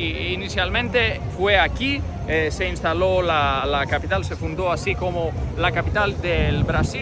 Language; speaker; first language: Spanish; non-native, fluent; Portuguese